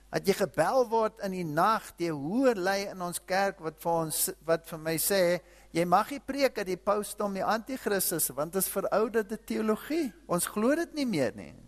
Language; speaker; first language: Afrikaans; non-native, fluent; German